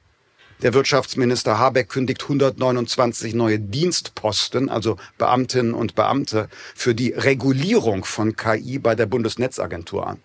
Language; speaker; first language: German; native; German